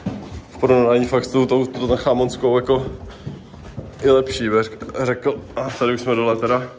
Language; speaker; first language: Czech; native; Czech